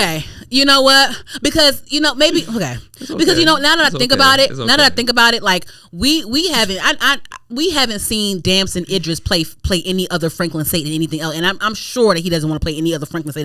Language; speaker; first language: English; native; English